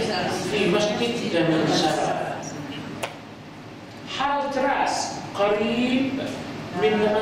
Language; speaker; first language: Arabic; non-native, fluent; Malay